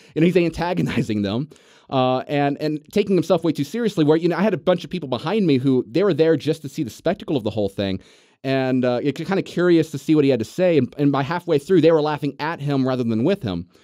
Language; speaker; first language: English; native; English